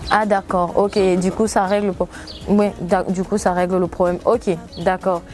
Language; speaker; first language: French; native; French